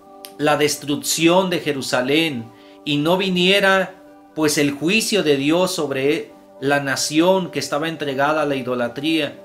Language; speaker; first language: Spanish; native; Spanish